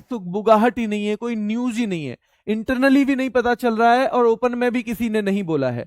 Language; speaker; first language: Hindi; native; Hindi